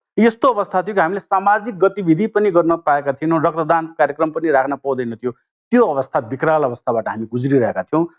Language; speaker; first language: Nepali; non-native, local second language; Maithili